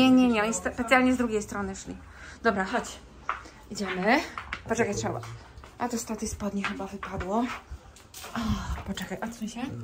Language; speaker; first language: Polish; native; Polish